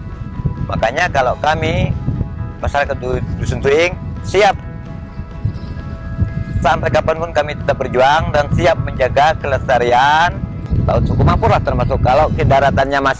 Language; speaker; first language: Indonesian; non-native, local second language; Malay